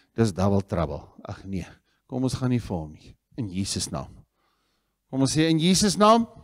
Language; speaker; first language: Afrikaans; native; Afrikaans